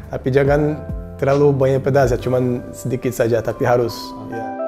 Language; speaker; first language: Indonesian; non-native, learner; Portuguese